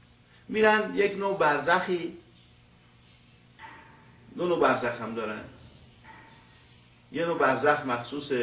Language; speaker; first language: Persian; native; Persian